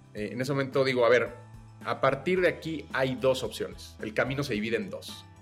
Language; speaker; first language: Spanish; native; Spanish